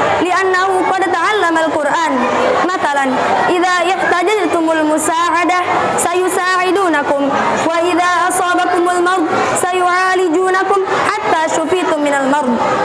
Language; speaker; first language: Arabic; non-native, learner; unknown